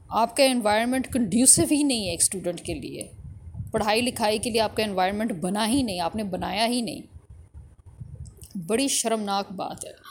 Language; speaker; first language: Urdu; native; Urdu